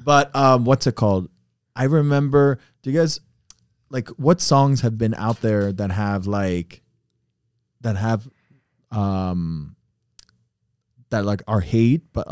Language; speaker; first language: English; early bilingual, other home language; Spanish